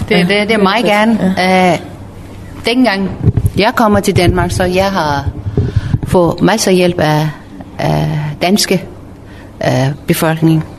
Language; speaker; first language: Danish; non-native, learner; Persian